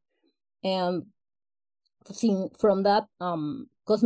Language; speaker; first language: English; non-native, fluent; Spanish